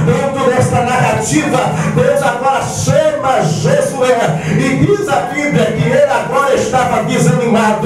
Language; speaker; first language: Portuguese; native; Portuguese